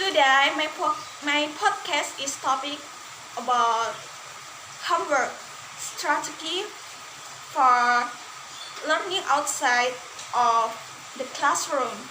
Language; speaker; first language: English; non-native, learner; Indonesian